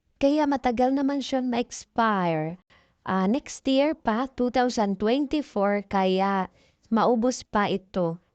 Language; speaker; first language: Filipino; non-native, local second language; Cebuano